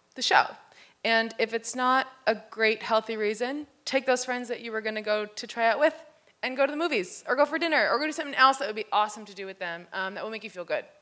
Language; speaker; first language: English; native; English